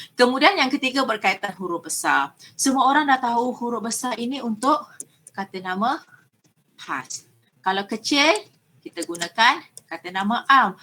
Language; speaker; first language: Malay; native; Malay